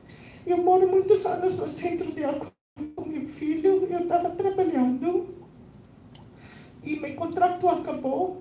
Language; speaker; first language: Portuguese; non-native, learner; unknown